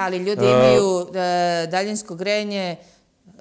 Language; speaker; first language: Serbian; native; Serbian